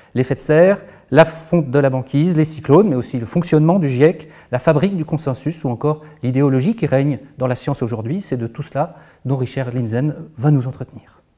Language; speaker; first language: French; native; French